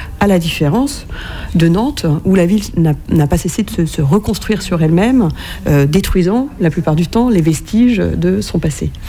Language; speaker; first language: French; native; French